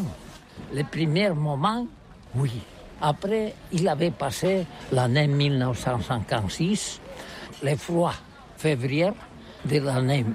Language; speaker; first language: French; non-native, learner; Catalan